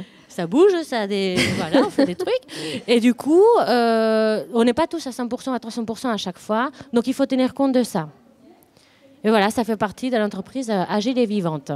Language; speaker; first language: French; non-native, fluent; Spanish